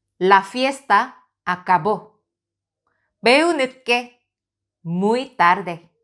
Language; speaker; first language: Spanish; non-native, fluent; Korean